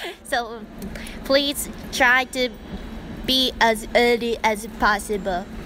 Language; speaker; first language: English; non-native, fluent; Japanese